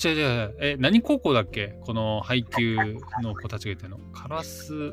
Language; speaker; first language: Japanese; native; Japanese